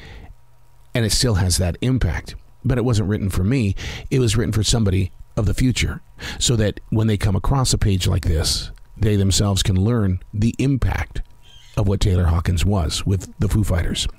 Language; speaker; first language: English; native; English